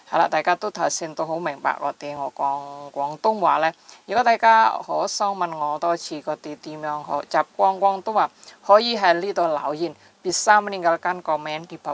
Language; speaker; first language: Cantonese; non-native, fluent; Indonesian